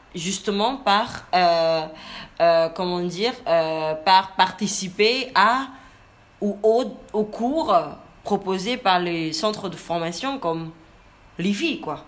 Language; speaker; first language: French; non-native, learner; Indonesian